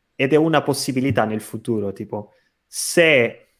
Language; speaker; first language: Italian; non-native, fluent; Portuguese